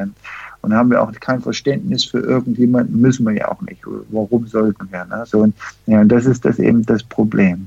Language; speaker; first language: German; early bilingual, heritage; German